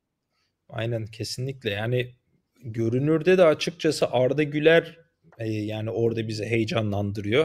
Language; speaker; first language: Turkish; native; Turkish